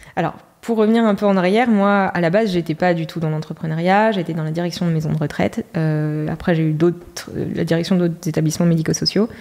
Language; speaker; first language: French; native; French